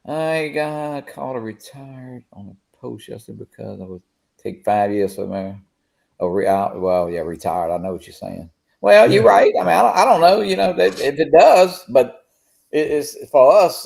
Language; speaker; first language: English; native; English